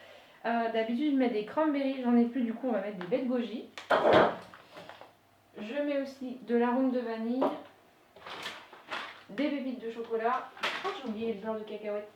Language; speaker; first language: French; native; French